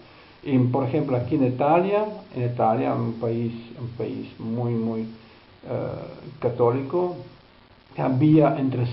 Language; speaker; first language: Spanish; non-native, fluent; Dutch